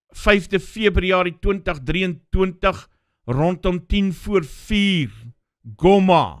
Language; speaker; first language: English; non-native, local second language; Afrikaans